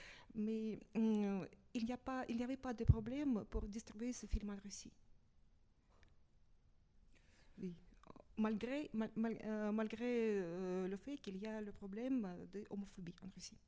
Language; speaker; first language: French; non-native, fluent; Russian